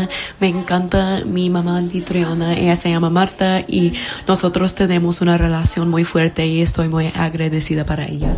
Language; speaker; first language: Spanish; non-native, fluent; English